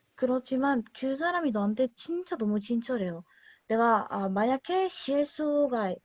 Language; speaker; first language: Korean; non-native, fluent; Spanish